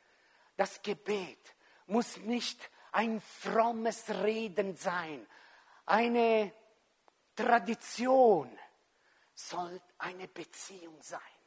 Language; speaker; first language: German; non-native, fluent; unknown